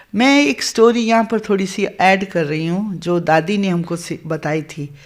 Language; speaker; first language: Hindi; non-native, local second language; Gujarati